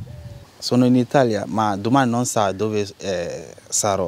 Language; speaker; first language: Italian; non-native, learner; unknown